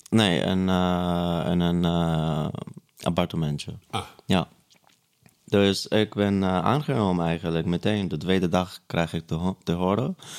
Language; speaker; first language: Dutch; non-native, fluent; Arabic